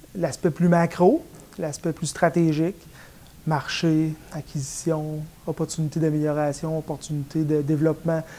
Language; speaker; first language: French; native; French